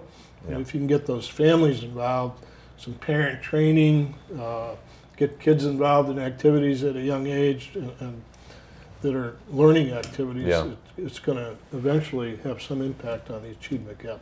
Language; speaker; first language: English; native; English